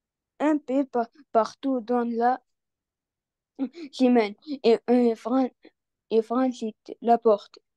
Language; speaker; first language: French; non-native, learner; Arabic